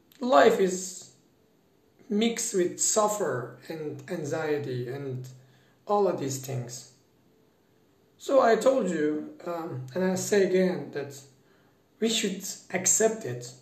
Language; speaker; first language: English; non-native, fluent; Persian